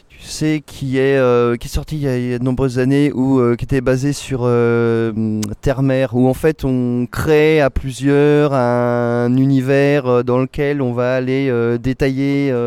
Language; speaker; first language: French; native; French